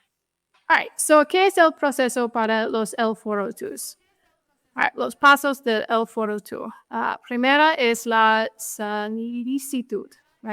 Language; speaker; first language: Spanish; non-native, fluent; English